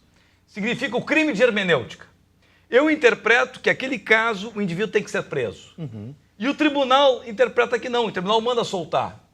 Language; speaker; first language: Portuguese; native; Portuguese